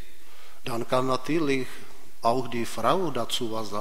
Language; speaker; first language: German; non-native, fluent; Polish